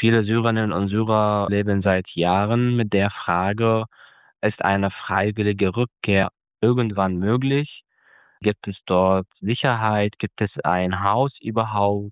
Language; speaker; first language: German; non-native, fluent; Arabic